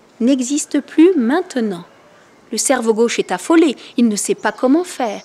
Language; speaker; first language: French; native; French